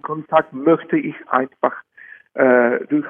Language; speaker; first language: German; non-native, fluent; Czech